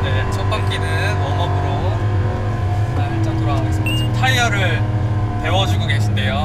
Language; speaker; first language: Korean; native; Korean